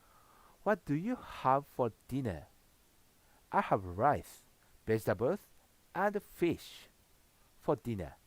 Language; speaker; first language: English; non-native, learner; Japanese